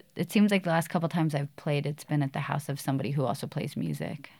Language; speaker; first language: English; native; English